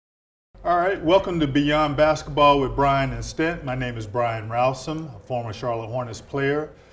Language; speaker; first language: English; native; English